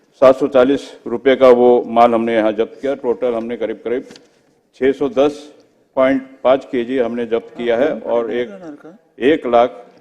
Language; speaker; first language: Hindi; non-native, local second language; Marathi